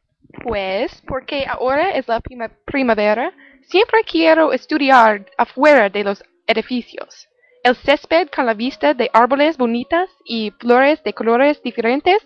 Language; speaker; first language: Spanish; non-native, learner; English